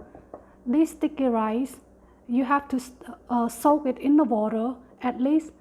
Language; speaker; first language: English; non-native, fluent; Khmer